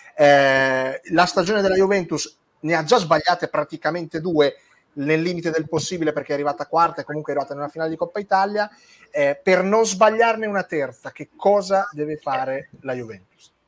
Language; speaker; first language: Italian; native; Italian